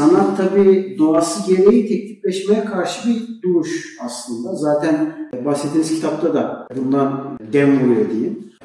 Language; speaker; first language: Turkish; native; Turkish